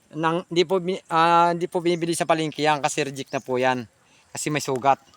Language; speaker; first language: Filipino; non-native, local second language; Iloko